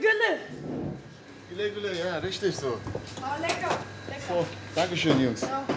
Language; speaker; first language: German; native; German